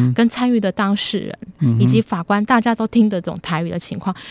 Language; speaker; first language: Chinese; non-native, local second language; Min Nan Chinese